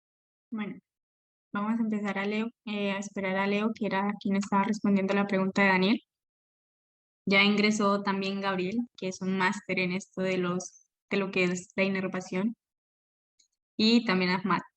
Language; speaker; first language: Spanish; native; Spanish